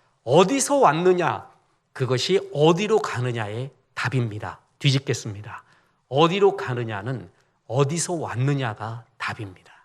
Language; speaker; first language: Korean; native; Korean